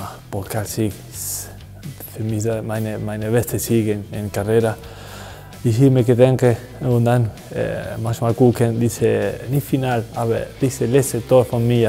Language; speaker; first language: German; non-native, learner; Spanish